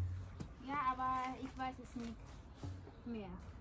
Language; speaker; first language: German; non-native, learner; Filipino